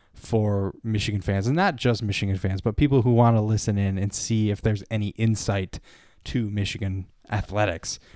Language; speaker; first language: English; native; English